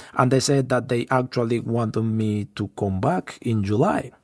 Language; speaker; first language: English; non-native, fluent; Spanish